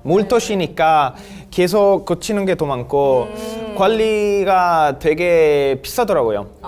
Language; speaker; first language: Korean; non-native, fluent; Italian